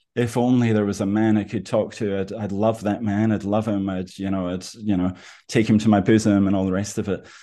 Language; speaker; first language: English; native; English